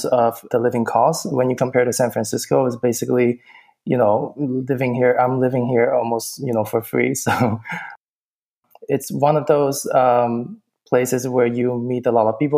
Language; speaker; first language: English; native; English